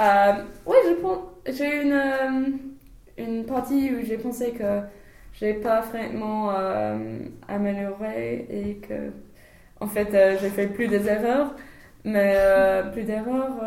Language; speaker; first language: French; non-native, learner; English